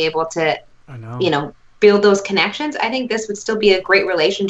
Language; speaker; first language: English; native; English